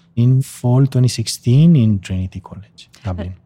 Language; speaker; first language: English; non-native, fluent; Spanish